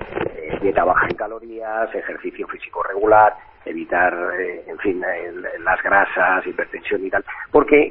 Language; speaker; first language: Spanish; native; Spanish